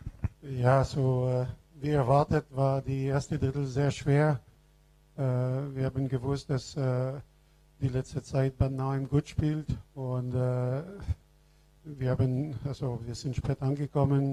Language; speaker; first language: German; non-native, fluent; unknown